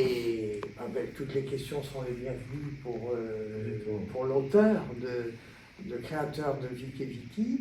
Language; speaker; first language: French; native; French